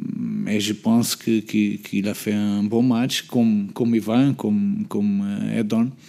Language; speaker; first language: French; non-native, learner; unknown